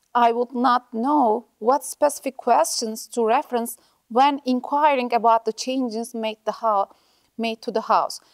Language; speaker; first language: English; non-native, learner; Turkish